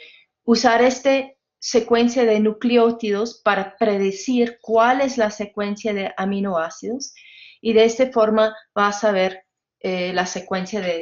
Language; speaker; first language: Spanish; non-native, fluent; English